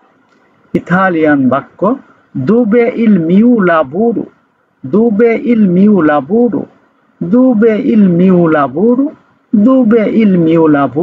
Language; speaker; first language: Italian; non-native, learner; Bangla